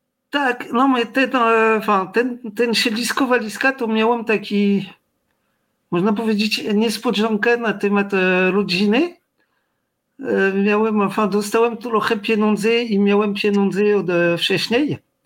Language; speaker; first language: Polish; non-native, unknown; French